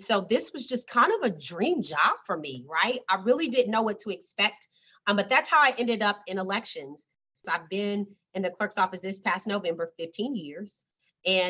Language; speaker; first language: English; native; English